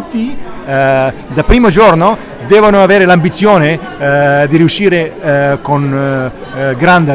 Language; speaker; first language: Italian; non-native, learner; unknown